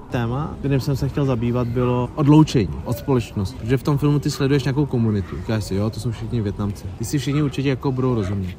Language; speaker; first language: Czech; early bilingual, other home language; Vietnamese